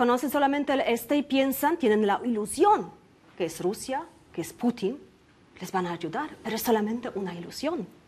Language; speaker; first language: Spanish; non-native, fluent; Polish